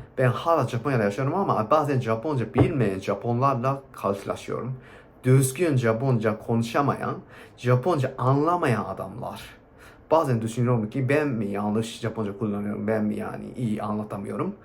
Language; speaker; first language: Turkish; non-native, fluent; Japanese